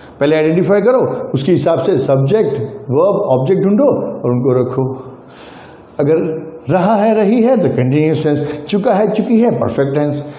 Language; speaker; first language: Hindi; non-native, local second language; Gujarati